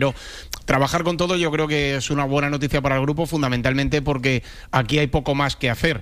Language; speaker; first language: Spanish; native; Spanish